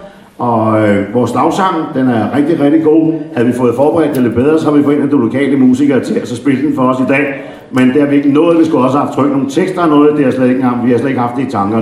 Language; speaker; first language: Danish; native; Danish